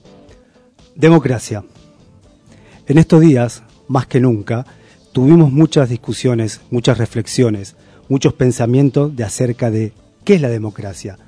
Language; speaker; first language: Spanish; native; Spanish